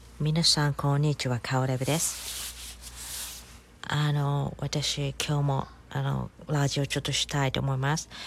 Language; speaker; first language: Japanese; non-native, learner; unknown